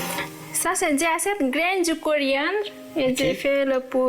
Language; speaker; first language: French; non-native, learner; Nepali